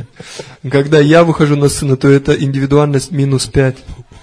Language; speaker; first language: Russian; native; Russian